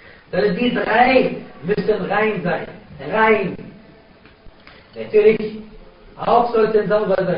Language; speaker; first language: German; non-native, fluent; Arabic